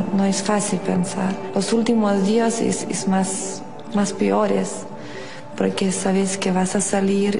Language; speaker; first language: Spanish; non-native, learner; Lithuanian